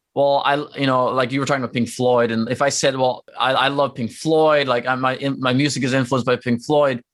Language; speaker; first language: English; non-native, fluent; Norwegian